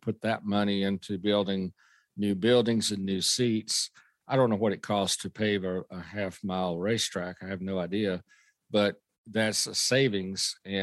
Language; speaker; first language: English; native; English